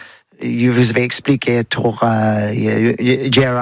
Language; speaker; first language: French; non-native, learner; English